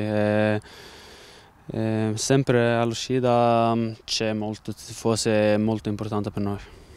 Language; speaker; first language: Italian; non-native, learner; Swedish